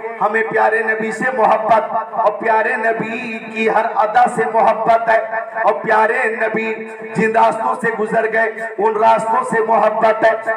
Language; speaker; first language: Urdu; native; Urdu